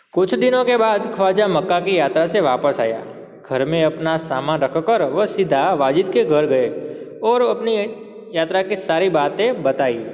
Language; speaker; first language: Hindi; non-native, local second language; Gujarati